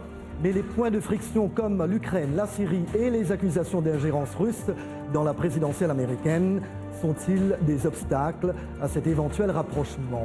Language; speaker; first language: French; native; French